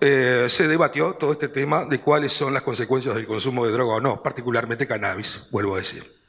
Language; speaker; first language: Spanish; native; Spanish